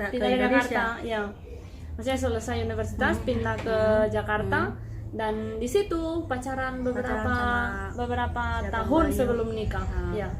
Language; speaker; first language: Indonesian; non-native, fluent; Spanish